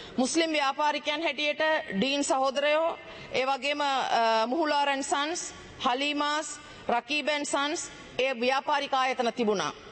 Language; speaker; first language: Sinhala; non-native, local second language; Tamil